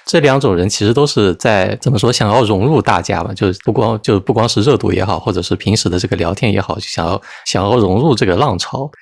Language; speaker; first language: Chinese; native; Chinese